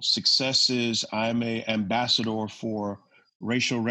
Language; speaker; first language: English; native; English